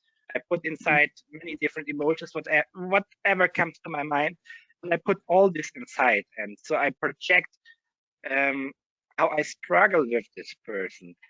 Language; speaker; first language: English; non-native, fluent; German